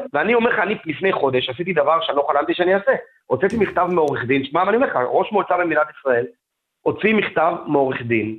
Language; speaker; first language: Hebrew; native; Hebrew